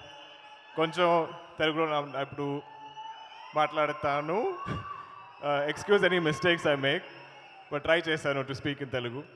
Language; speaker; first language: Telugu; non-native, learner; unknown